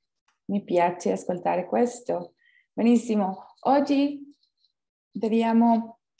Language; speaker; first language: Italian; non-native, fluent; Spanish